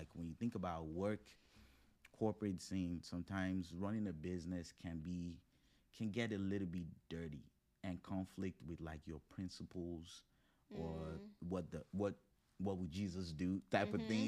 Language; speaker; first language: English; non-native, local second language; Yoruba